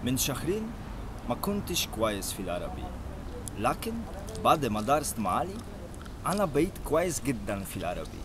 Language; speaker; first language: Arabic; non-native, learner; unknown